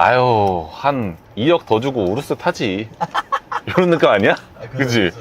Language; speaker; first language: Korean; native; Korean